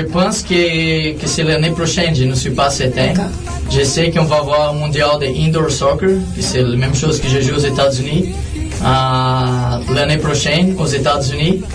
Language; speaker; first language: French; non-native, learner; Portuguese